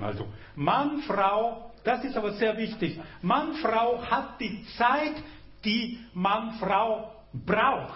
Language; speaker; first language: German; non-native, fluent; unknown